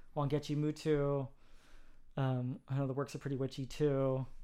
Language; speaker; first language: English; native; English